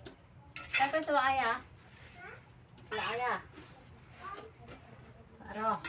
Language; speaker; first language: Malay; non-native, local second language; Javanese